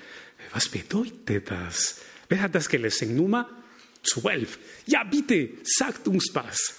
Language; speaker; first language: German; non-native, fluent; Spanish